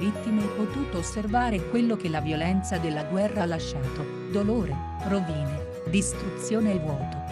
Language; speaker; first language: Italian; native; Italian